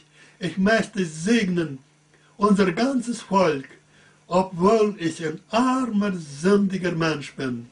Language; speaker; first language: German; early bilingual, heritage; German